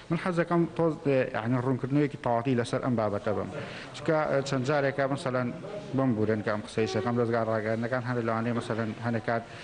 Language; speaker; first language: Central Kurdish; native; Central Kurdish